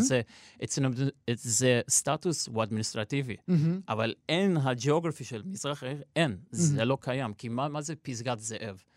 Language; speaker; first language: Hebrew; non-native, local second language; Armenian